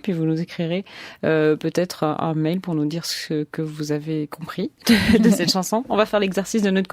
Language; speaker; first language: French; native; French